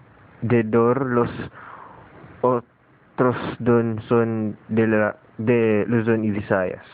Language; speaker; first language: Spanish; non-native, learner; Filipino